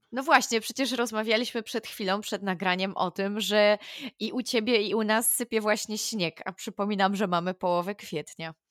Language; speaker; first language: Polish; native; Polish